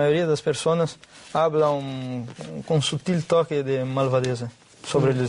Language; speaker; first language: Spanish; non-native, learner; Portuguese